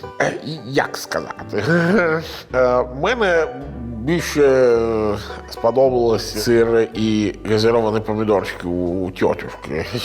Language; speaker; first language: Ukrainian; non-native, learner; Italian